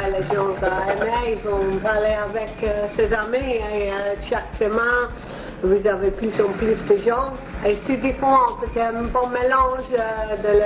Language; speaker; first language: French; non-native, learner; English